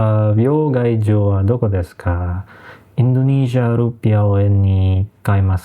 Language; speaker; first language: Japanese; non-native, learner; Indonesian